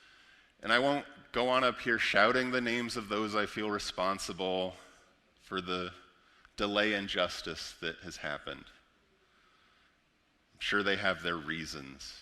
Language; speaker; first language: English; native; English